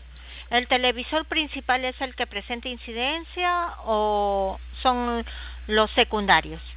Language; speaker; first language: Spanish; native; Spanish